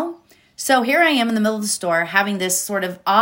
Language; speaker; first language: English; native; English